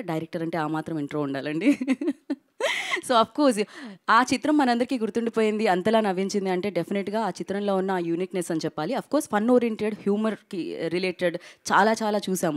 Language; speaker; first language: Telugu; native; Telugu